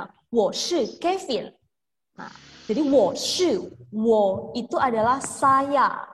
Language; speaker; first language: Indonesian; native; Indonesian